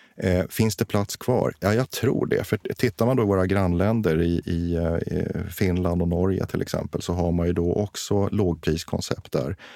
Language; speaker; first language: Swedish; native; Swedish